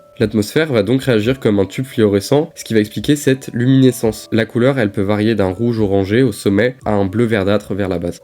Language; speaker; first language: French; native; French